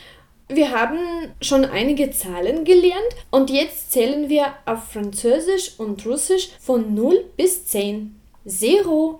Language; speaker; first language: German; non-native, fluent; Russian